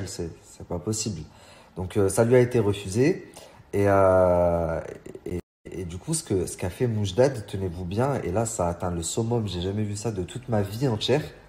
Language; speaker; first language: French; native; French